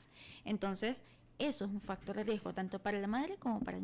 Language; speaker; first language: Spanish; native; Spanish